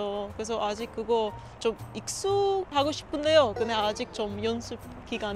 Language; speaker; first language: Korean; non-native, learner; Papiamento